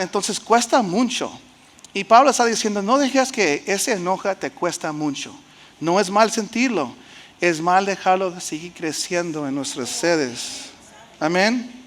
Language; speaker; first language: Spanish; early bilingual, heritage; Spanish